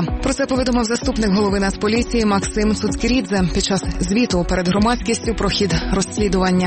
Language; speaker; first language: Ukrainian; native; Ukrainian